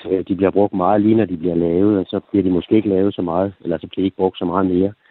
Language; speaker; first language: Danish; native; Danish